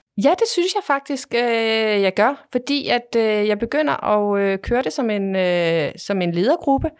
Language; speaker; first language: Danish; native; Danish